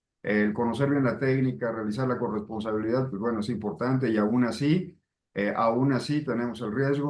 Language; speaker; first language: Spanish; native; Spanish